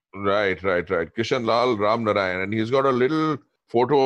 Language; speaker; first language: English; non-native, local second language; Hindi